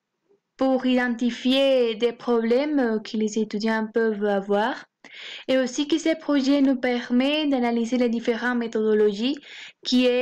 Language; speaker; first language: French; non-native, fluent; Spanish